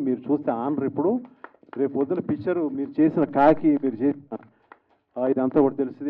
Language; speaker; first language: Telugu; native; Telugu